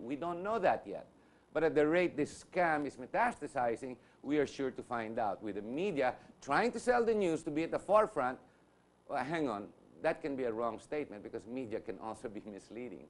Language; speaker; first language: English; non-native, local second language; Filipino